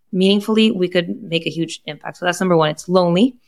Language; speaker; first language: English; non-native, fluent; Portuguese